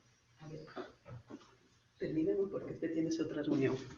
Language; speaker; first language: Spanish; native; Spanish